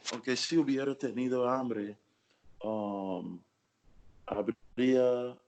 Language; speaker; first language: Spanish; non-native, learner; English